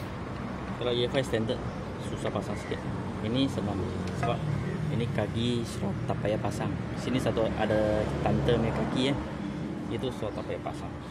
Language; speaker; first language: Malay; non-native, local second language; Chinese